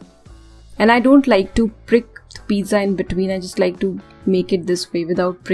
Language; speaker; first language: English; non-native, local second language; Hindi